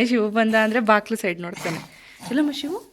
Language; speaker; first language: Kannada; native; Kannada